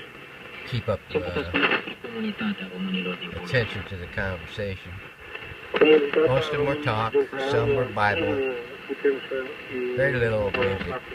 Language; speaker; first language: English; native; English